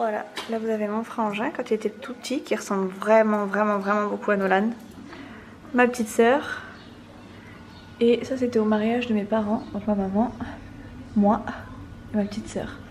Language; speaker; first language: French; native; French